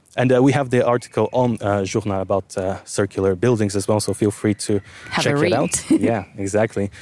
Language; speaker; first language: English; non-native, fluent; Bulgarian